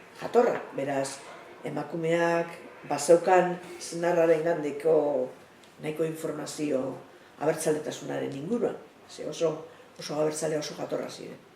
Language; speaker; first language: Basque; native; Basque